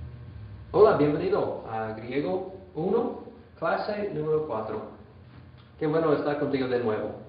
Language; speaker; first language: Spanish; non-native, fluent; English